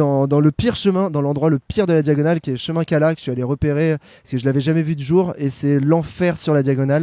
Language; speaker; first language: French; native; French